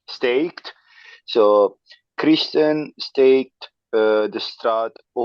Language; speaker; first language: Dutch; non-native, learner; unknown